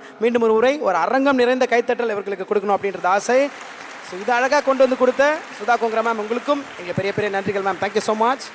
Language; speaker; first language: Tamil; native; Tamil